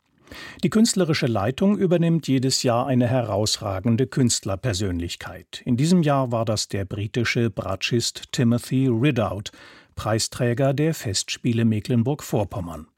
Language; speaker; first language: German; native; German